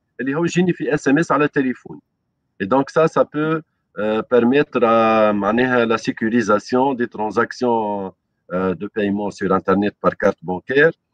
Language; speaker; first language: French; non-native, local second language; Arabic